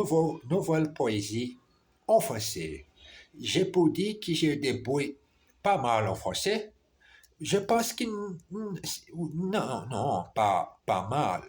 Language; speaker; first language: French; non-native, learner; Portuguese